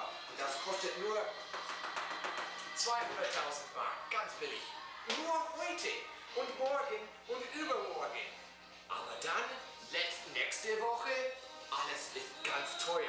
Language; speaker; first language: German; non-native, learner; English